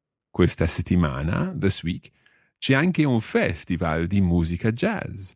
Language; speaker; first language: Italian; non-native, fluent; English